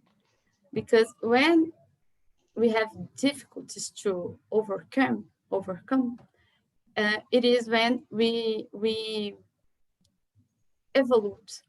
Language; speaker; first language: English; non-native, learner; Portuguese